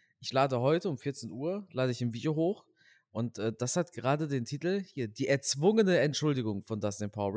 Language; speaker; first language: German; native; German